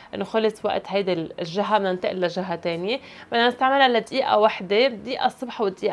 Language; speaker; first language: Arabic; native; Arabic